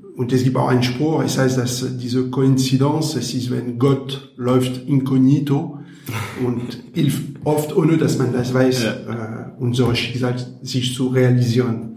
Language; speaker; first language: German; non-native, learner; French